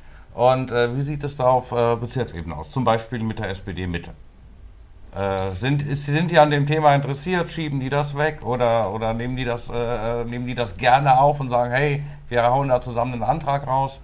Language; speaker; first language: German; native; German